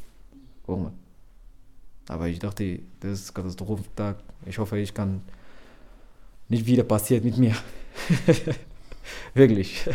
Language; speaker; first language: German; non-native, learner; Arabic